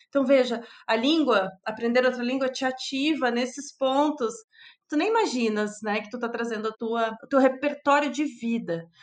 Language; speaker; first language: Portuguese; native; Portuguese